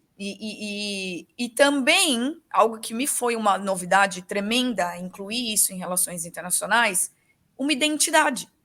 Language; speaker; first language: Portuguese; native; Portuguese